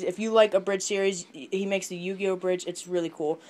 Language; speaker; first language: English; native; English